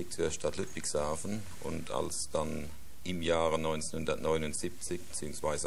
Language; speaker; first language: German; native; German